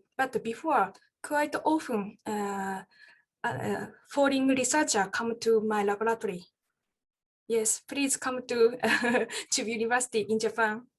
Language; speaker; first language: English; non-native, learner; Japanese